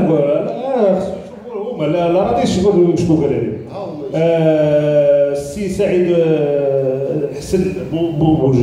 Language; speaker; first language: Arabic; native; Arabic